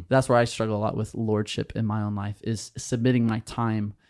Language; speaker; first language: English; native; English